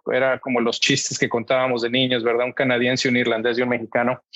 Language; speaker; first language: Spanish; native; Spanish